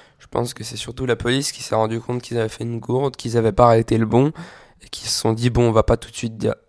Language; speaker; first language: French; native; French